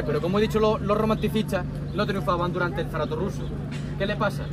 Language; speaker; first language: Spanish; native; Spanish